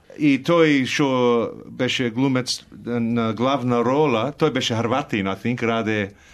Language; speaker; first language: Macedonian; early bilingual, heritage; Macedonian